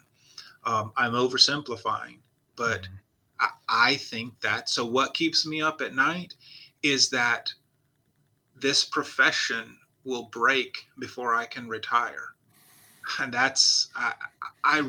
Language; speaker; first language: English; native; English